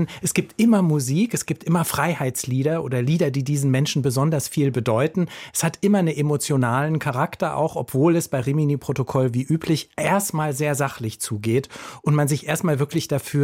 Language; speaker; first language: German; native; German